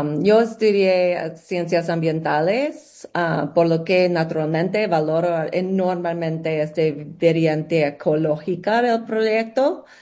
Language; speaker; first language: Spanish; non-native, learner; English